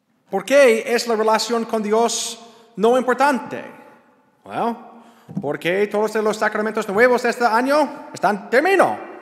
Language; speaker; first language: Spanish; non-native, learner; English